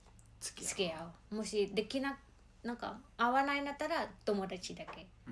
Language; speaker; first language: Japanese; non-native, learner; Mongolian